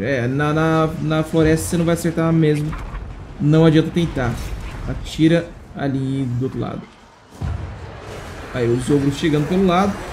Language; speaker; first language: Portuguese; native; Portuguese